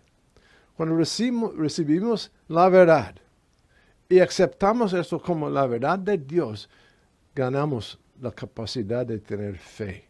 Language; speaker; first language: Spanish; non-native, fluent; English